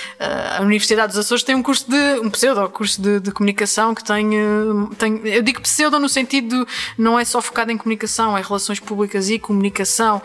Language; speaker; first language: Portuguese; native; Portuguese